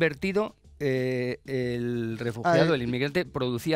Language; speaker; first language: Spanish; native; Spanish